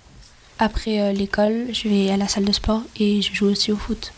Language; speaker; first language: French; non-native, learner; Swedish